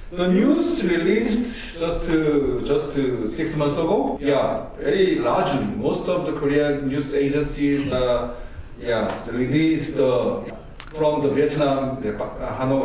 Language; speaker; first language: English; non-native, learner; Korean